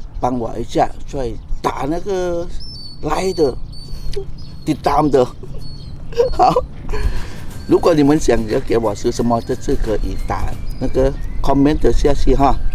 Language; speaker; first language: Chinese; non-native, learner; Thai